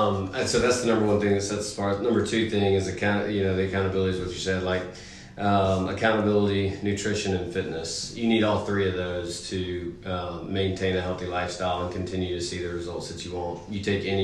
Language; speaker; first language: English; native; English